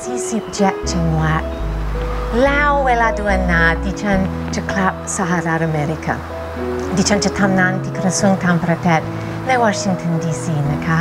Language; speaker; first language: Thai; non-native, fluent; English